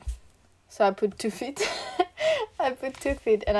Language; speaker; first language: English; non-native, learner; French